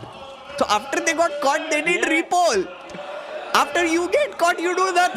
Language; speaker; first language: English; non-native, local second language; Hindi